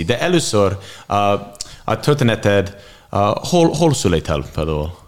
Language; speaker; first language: Hungarian; non-native, learner; English